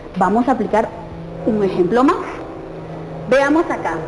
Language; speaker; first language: Spanish; native; Spanish